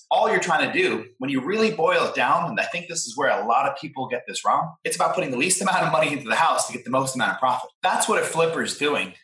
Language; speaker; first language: English; native; English